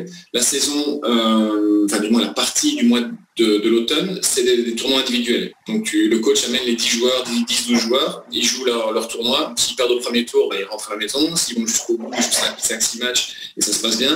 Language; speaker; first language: French; native; French